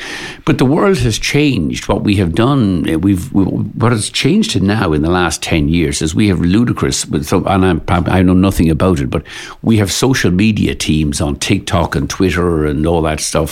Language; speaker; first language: English; native; English